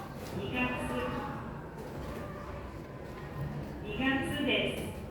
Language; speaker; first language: Japanese; non-native, learner; Indonesian